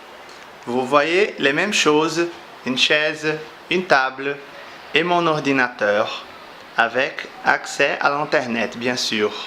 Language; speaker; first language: French; non-native, fluent; Portuguese